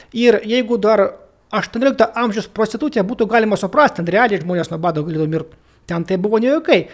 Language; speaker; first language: Lithuanian; non-native, local second language; Russian